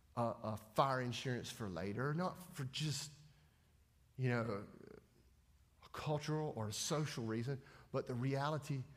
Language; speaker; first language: English; native; English